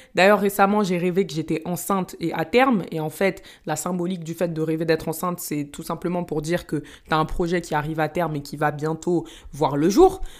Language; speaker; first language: French; early bilingual, other home language; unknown